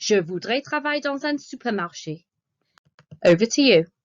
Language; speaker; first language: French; non-native, fluent; English